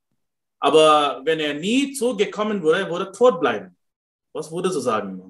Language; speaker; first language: German; non-native, fluent; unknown